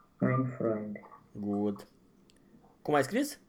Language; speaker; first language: German; non-native, learner; Romanian